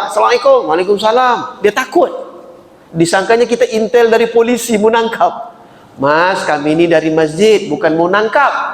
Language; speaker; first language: Malay; native; Malay